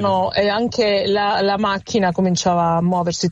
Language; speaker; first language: Italian; native; Italian